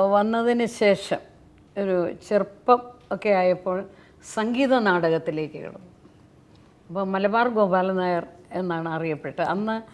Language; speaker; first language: Malayalam; native; Malayalam